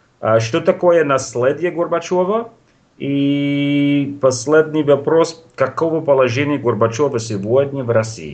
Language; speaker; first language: Russian; non-native, learner; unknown